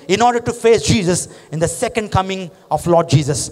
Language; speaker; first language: English; non-native, local second language; Telugu